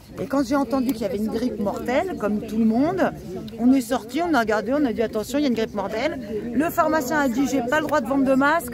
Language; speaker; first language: French; native; French